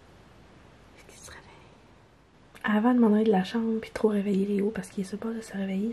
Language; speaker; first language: French; native; French